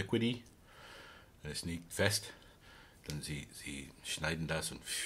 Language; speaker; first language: German; non-native, learner; English